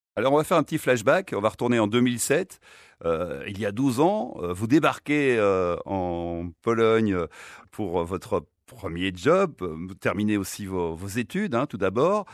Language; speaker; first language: French; native; French